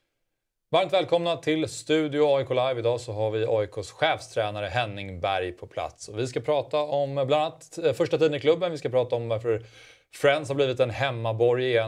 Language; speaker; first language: Swedish; native; Swedish